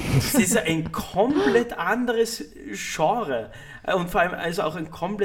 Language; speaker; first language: German; native; German